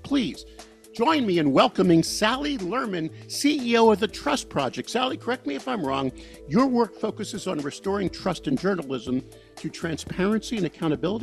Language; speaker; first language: English; native; English